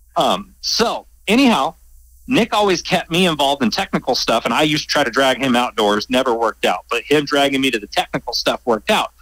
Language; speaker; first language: English; native; English